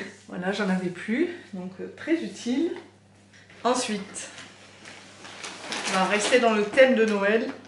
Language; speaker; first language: French; native; French